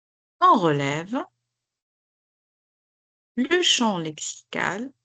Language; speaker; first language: French; non-native, local second language; Arabic